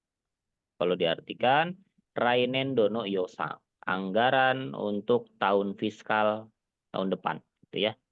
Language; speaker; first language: Indonesian; native; Indonesian